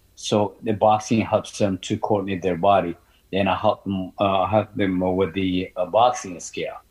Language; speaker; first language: English; non-native, learner; Amharic